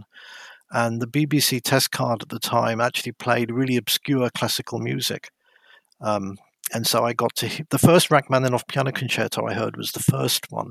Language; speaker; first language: English; native; English